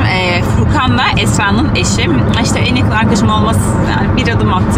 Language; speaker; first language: Turkish; native; Turkish